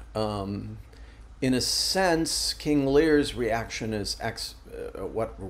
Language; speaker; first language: English; native; English